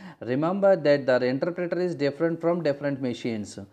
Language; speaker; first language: English; non-native, local second language; Telugu